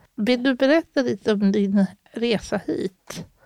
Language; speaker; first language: Swedish; native; Swedish